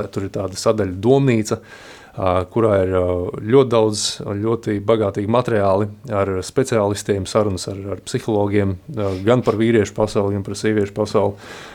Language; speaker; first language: Latvian; native; Latvian